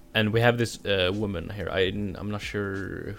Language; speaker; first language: English; non-native, fluent; Norwegian